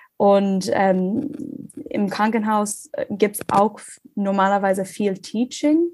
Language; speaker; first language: German; non-native, learner; English